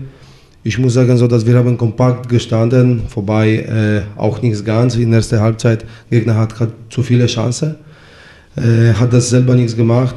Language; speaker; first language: German; non-native, fluent; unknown